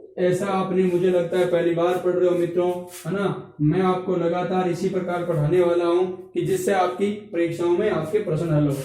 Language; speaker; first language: Hindi; native; Hindi